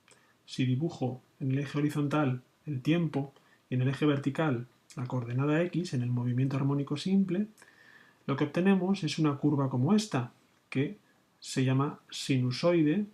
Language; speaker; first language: Spanish; native; Spanish